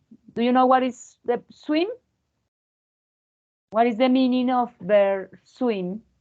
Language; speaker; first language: English; non-native, learner; Spanish